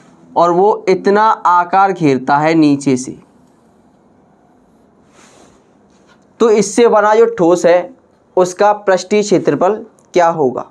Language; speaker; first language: Hindi; native; Hindi